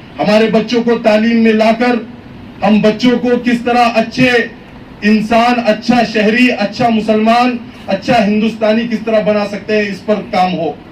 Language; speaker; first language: Urdu; native; Urdu